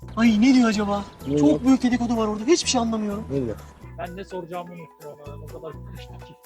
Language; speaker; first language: Turkish; non-native, fluent; Georgian